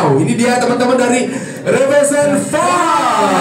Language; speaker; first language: Indonesian; native; Indonesian